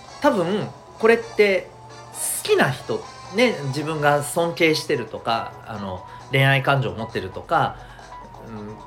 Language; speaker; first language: Japanese; native; Japanese